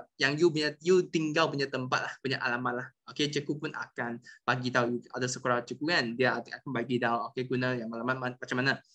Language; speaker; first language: Malay; non-native, local second language; Chinese